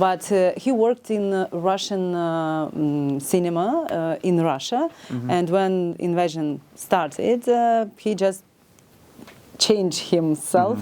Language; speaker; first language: English; non-native, learner; Ukrainian